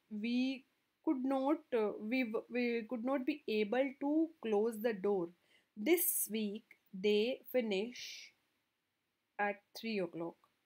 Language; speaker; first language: English; non-native, local second language; Hindi